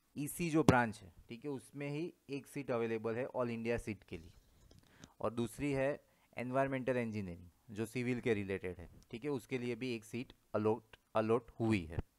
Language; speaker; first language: Hindi; non-native, local second language; Gujarati